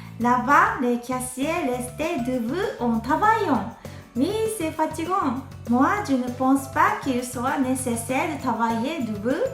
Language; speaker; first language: French; non-native, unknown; Japanese